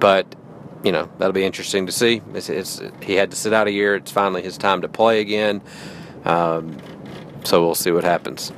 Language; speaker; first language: English; native; English